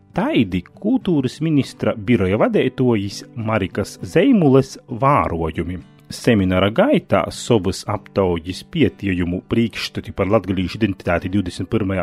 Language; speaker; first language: Latvian; native; Latvian